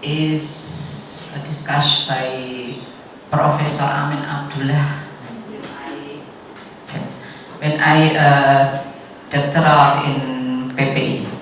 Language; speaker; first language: English; non-native, learner; Indonesian